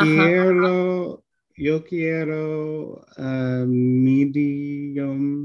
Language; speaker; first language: Spanish; non-native, learner; English